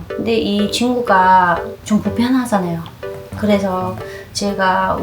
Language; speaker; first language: Korean; non-native, learner; Vietnamese